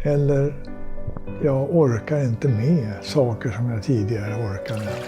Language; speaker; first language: Swedish; native; Swedish